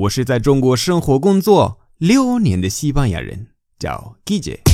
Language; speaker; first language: Chinese; non-native, fluent; Spanish